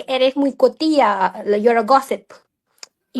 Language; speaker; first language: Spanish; non-native, fluent; Hindi